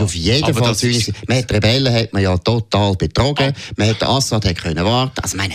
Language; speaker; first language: German; native; German